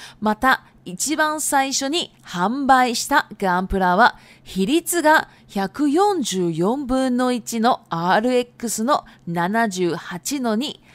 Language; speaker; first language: Japanese; non-native, fluent; Chinese